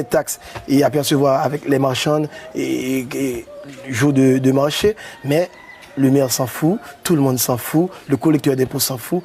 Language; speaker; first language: French; non-native, local second language; Haitian Creole